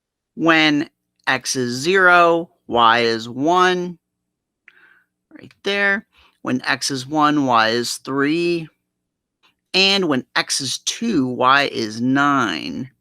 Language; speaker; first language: English; native; English